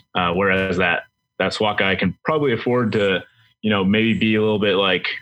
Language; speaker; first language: English; native; English